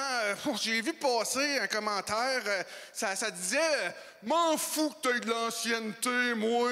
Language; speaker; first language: French; native; French